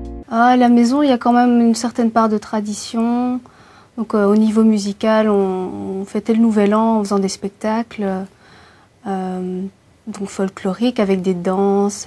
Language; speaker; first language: French; early bilingual, other home language; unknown